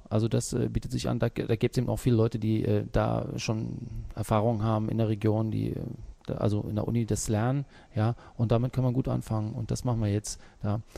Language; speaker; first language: German; native; German